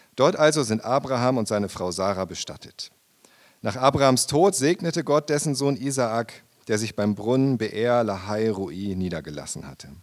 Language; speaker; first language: German; native; German